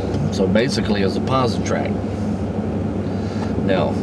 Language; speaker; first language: English; native; English